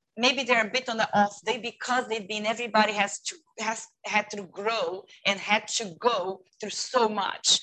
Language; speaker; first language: English; non-native, fluent; Portuguese